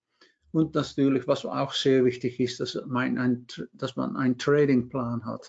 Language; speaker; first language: German; non-native, learner; Dutch